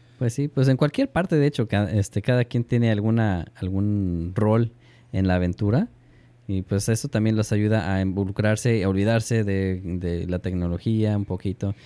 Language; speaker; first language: Spanish; early bilingual, heritage; Spanish